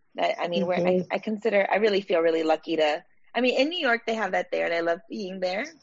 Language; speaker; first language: English; native; English